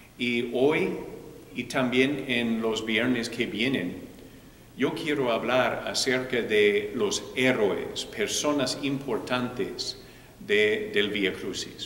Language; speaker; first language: Spanish; non-native, fluent; English